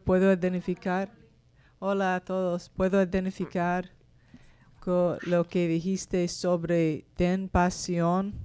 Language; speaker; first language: Spanish; non-native, fluent; English